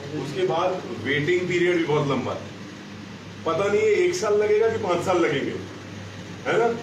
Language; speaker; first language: Hindi; non-native, local second language; Gujarati